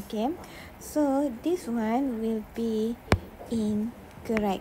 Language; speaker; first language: English; non-native, local second language; Malay